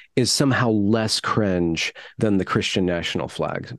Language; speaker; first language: English; native; English